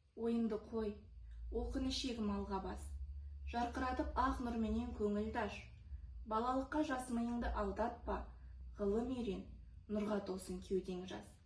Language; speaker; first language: Kazakh; non-native, local second language; Russian